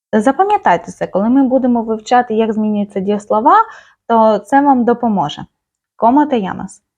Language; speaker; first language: Ukrainian; native; Ukrainian